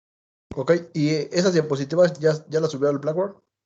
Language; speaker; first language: Spanish; native; Spanish